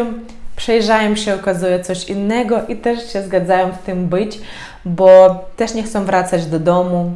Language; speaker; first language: Polish; non-native, fluent; Ukrainian